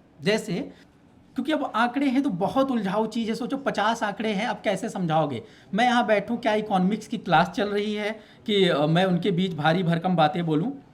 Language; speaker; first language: Hindi; native; Hindi